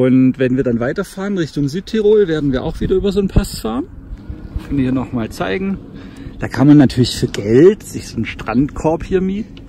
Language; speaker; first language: German; native; German